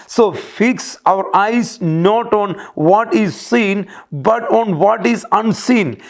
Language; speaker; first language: English; non-native, local second language; Malayalam